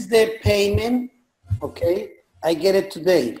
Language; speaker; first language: English; non-native, learner; Spanish